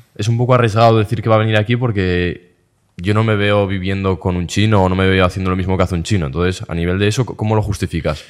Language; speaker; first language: Spanish; native; Spanish